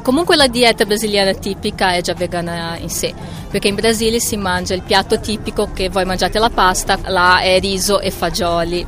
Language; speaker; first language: Italian; non-native, fluent; Portuguese